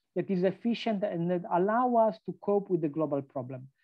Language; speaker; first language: English; non-native, fluent; Italian